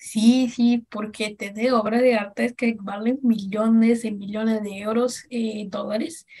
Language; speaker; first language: Spanish; non-native, learner; Portuguese